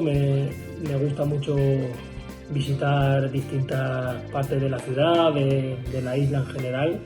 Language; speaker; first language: Spanish; native; Spanish